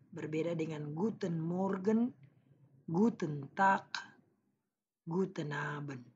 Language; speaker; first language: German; non-native, learner; Indonesian